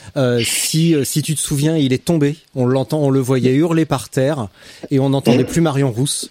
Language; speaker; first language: French; native; French